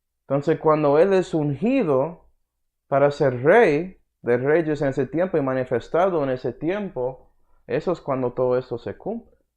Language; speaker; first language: Spanish; early bilingual, heritage; Spanish